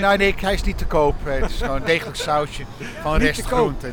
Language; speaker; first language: Dutch; native; Dutch